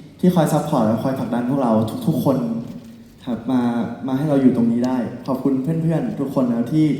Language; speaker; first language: Thai; native; Thai